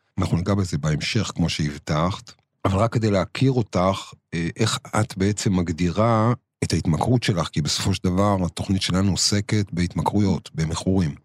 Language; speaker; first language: Hebrew; native; Hebrew